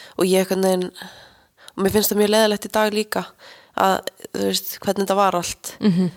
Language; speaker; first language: Icelandic; native; Icelandic